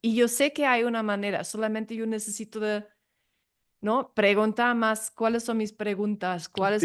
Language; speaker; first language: Spanish; non-native, fluent; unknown